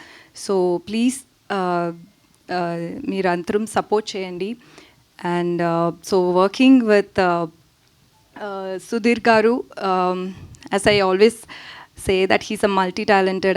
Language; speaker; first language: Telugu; non-native, learner; Tamil